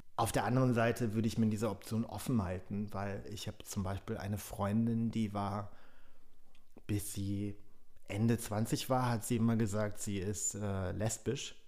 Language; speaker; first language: German; early bilingual, other home language; Polish